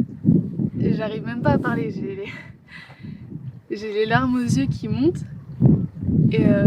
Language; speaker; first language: French; native; French